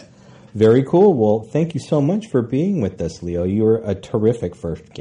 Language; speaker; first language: English; native; English